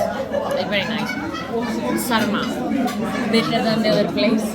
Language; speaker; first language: English; non-native, learner; Spanish